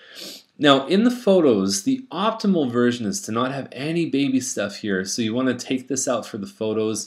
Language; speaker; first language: English; native; English